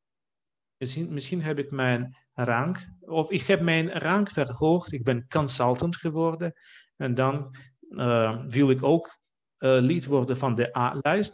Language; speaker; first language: Dutch; non-native, fluent; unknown